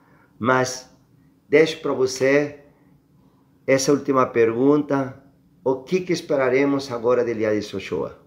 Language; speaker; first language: Portuguese; non-native, fluent; Spanish